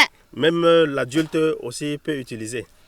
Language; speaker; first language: French; non-native, local second language; Fula